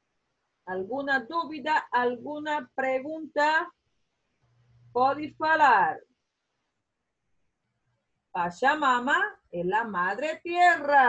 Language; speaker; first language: Spanish; non-native, fluent; Portuguese